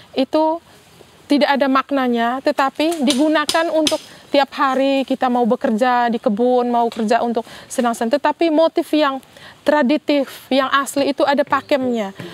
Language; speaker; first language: Indonesian; non-native, local second language; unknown